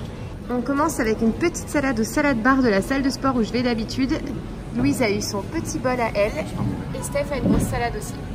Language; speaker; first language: French; native; French